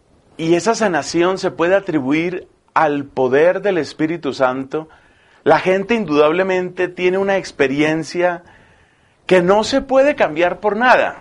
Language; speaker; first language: Spanish; native; Spanish